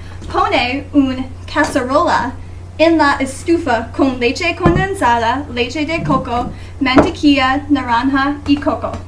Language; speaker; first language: Spanish; non-native, learner; English